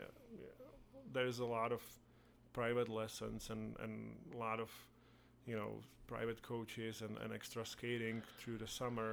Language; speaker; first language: English; non-native, fluent; Czech